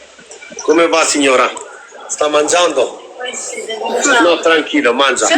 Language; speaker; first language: Italian; non-native, learner; Albanian